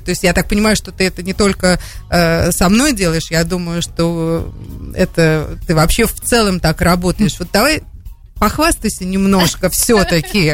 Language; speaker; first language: Russian; native; Russian